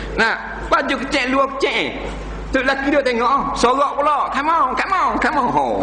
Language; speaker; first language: Malay; native; Malay